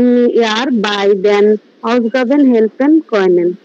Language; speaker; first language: German; non-native, learner; Bangla